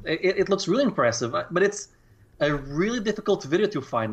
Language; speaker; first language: English; non-native, fluent; Portuguese